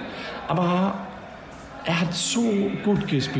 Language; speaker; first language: German; non-native, learner; Danish